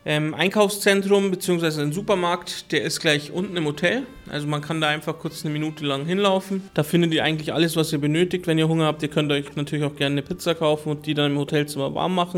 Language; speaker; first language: German; early bilingual, other home language; Turkish